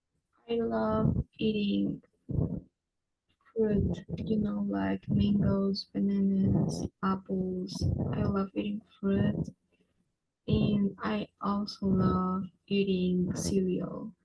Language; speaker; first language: English; non-native, fluent; Spanish